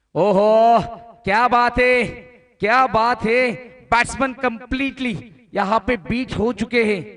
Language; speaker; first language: Hindi; non-native, local second language; Marathi